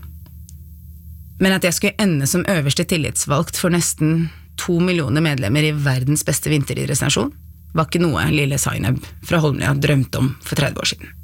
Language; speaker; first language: Norwegian; early bilingual, other home language; Arabic